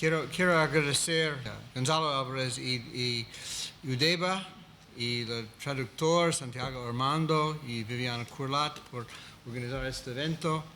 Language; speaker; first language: Spanish; non-native, fluent; English